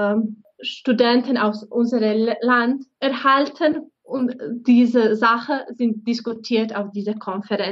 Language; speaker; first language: German; non-native, fluent; Bosnian